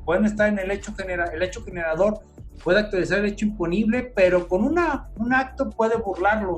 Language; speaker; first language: Spanish; native; Spanish